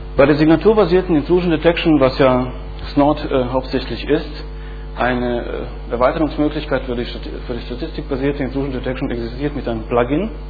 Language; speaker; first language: German; non-native, fluent; Bosnian